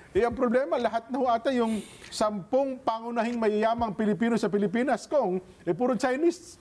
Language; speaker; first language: Filipino; native; Filipino